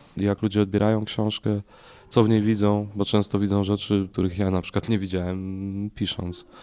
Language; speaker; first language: Polish; native; Polish